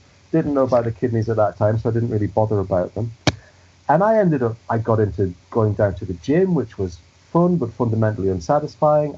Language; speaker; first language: English; native; English